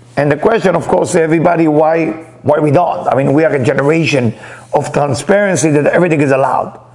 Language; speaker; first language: English; non-native, fluent; Hebrew